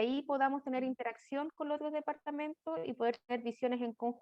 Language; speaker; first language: Spanish; native; Spanish